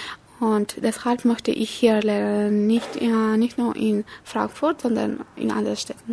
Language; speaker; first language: German; non-native, learner; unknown